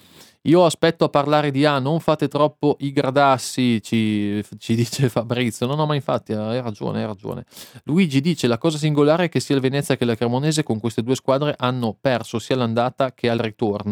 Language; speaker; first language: Italian; native; Italian